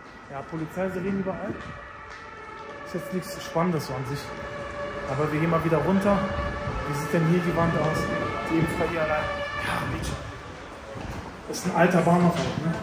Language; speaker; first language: German; native; German